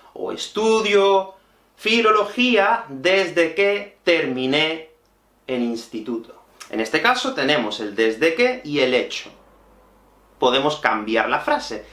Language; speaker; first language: Spanish; native; Spanish